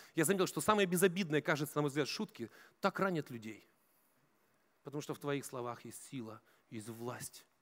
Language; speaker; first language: Russian; native; Russian